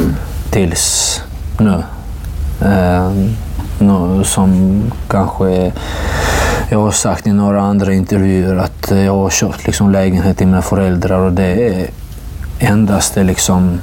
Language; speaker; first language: Swedish; non-native, fluent; Georgian